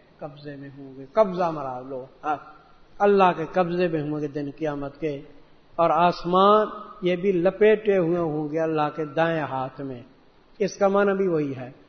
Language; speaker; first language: Urdu; non-native, local second language; Saraiki